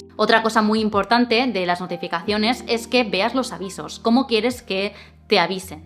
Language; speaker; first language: Spanish; native; Spanish